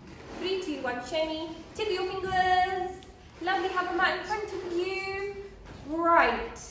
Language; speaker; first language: English; native; English